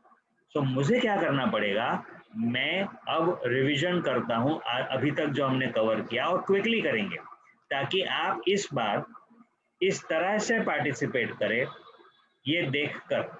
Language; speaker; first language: Hindi; native; Hindi